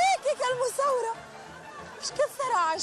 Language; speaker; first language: Arabic; native; Arabic